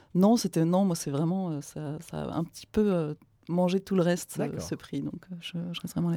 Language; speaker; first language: French; native; French